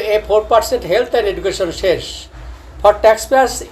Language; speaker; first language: English; non-native, local second language; Bangla